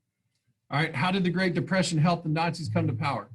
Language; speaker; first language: English; native; English